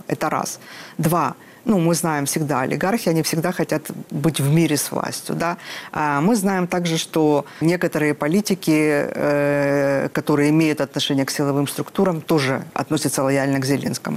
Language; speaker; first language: Russian; native; Russian